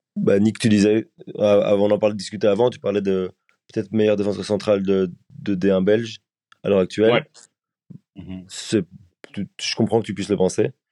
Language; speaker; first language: French; native; French